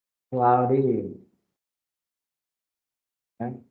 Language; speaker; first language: English; non-native, fluent; Indonesian